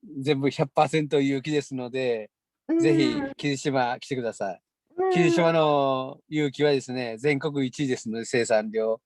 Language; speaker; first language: Japanese; native; Japanese